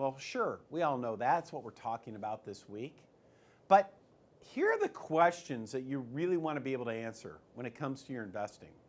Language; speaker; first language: English; native; English